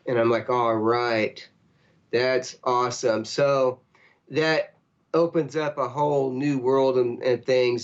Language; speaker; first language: English; native; English